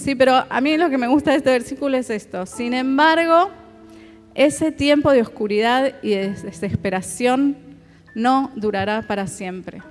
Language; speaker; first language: Spanish; native; Spanish